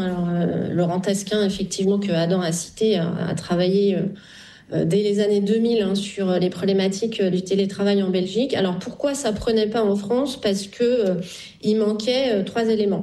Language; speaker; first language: French; native; French